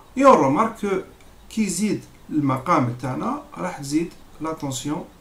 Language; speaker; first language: French; non-native, local second language; Arabic